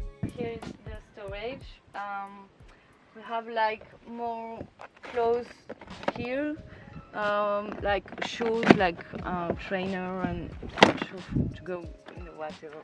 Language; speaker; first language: English; non-native, learner; French